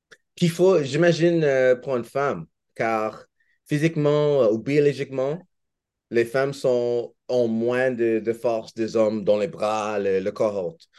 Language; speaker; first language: French; non-native, learner; English